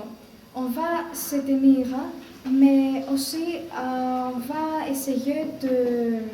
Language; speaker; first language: French; non-native, learner; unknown